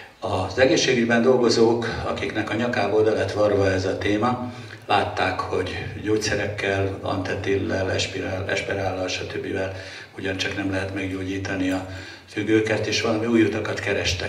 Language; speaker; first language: Hungarian; native; Hungarian